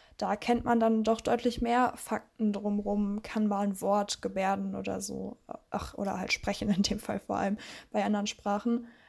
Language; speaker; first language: German; early bilingual, other home language; Russian